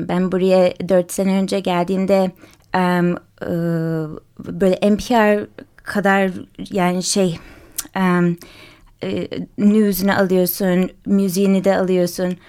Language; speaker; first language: Turkish; early bilingual, heritage; English